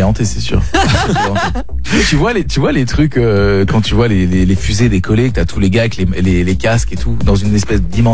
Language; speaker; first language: French; native; French